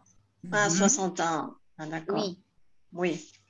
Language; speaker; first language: French; non-native, fluent; Spanish